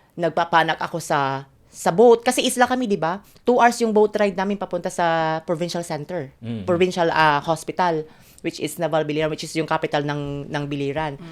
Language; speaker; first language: Filipino; non-native, local second language; Waray